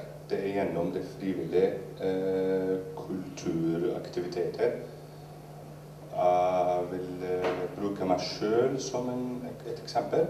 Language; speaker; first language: Norwegian; non-native, learner; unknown